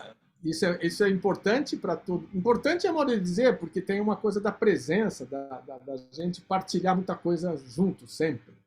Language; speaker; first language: Portuguese; native; Portuguese